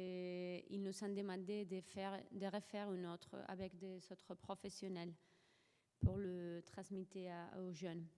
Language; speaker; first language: French; non-native, fluent; Spanish